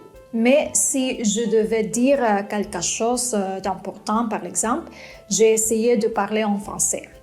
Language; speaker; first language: French; non-native, fluent; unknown